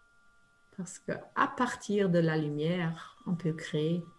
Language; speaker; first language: French; non-native, fluent; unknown